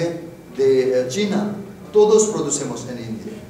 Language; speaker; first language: Spanish; non-native, fluent; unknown